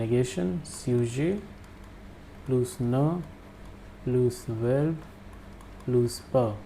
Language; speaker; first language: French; non-native, fluent; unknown